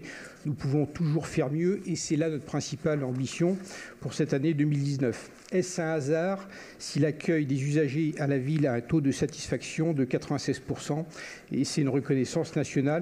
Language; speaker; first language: French; native; French